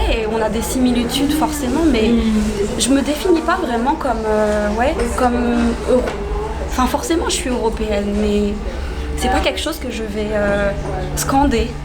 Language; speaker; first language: French; early bilingual, other home language; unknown